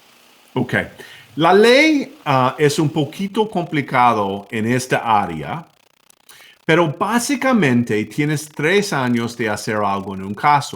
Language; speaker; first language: Spanish; non-native, fluent; English